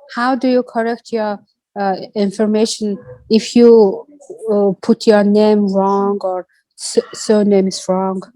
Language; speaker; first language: English; non-native, learner; Mongolian